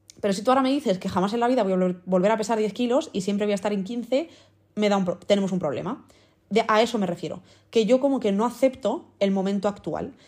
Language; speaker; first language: Spanish; early bilingual, other home language; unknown